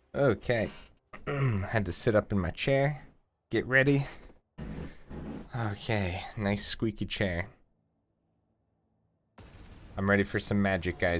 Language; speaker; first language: English; native; English